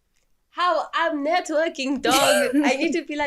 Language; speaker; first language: English; non-native, local second language; Swati